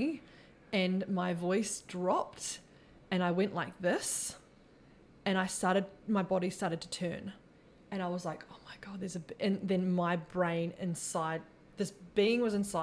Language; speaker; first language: English; native; English